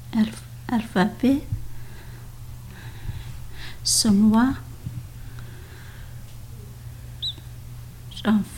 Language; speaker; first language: French; non-native, learner; Somali